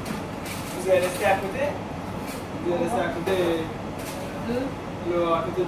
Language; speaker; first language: French; non-native, learner; Bangla